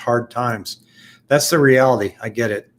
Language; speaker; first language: English; native; English